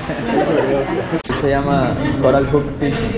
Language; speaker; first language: Spanish; native; Spanish